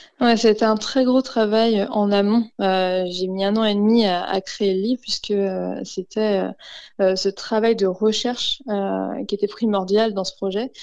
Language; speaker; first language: French; native; French